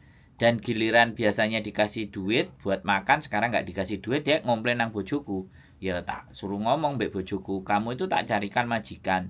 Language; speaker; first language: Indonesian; non-native, local second language; Javanese